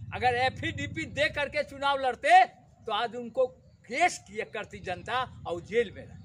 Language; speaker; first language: Hindi; native; Hindi